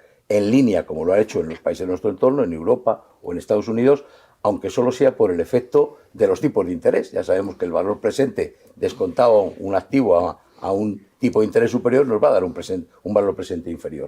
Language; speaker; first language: Spanish; native; Spanish